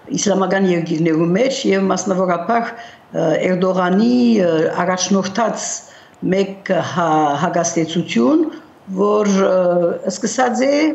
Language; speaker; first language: Armenian; early bilingual, heritage; Armenian